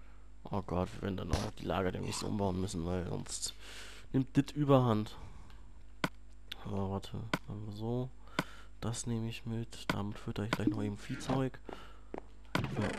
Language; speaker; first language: German; native; German